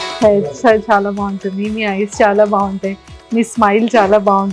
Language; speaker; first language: Telugu; native; Telugu